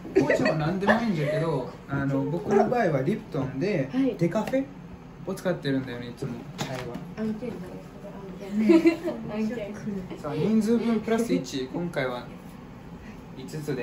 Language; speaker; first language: Japanese; non-native, fluent; English